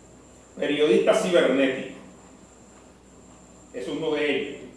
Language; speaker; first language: Spanish; native; Spanish